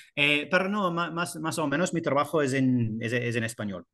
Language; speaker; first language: Spanish; non-native, learner; English